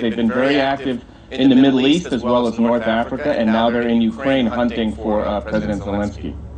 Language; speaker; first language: English; native; English